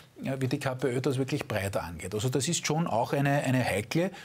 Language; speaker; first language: German; native; German